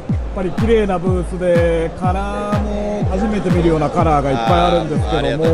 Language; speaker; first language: Japanese; native; Japanese